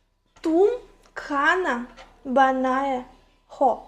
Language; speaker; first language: Hindi; non-native, learner; Russian